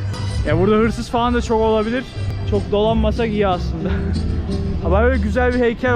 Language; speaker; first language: Turkish; native; Turkish